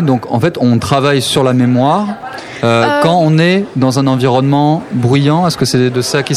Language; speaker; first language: French; native; French